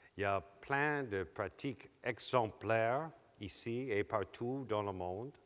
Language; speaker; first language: French; non-native, local second language; English